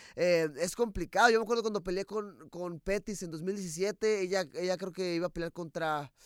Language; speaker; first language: Spanish; native; Spanish